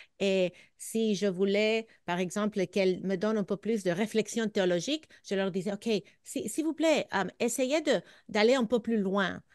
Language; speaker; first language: French; non-native, fluent; English